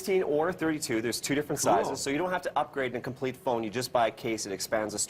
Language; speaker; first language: English; native; English